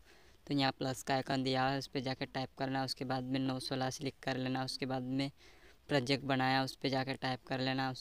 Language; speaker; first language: Hindi; native; Hindi